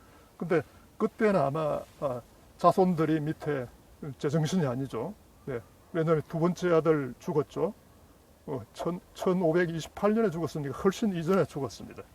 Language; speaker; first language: Korean; native; Korean